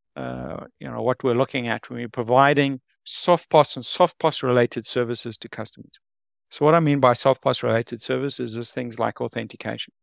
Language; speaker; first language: English; native; English